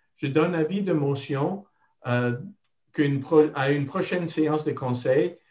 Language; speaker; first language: French; non-native, local second language; English